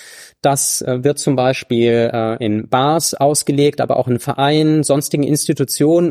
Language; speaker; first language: German; native; German